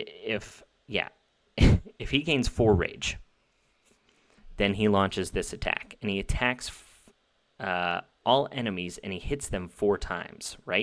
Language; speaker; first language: English; native; English